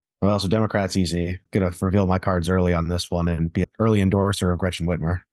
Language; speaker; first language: English; native; English